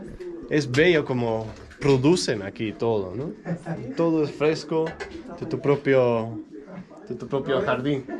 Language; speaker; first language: Spanish; non-native, fluent; Danish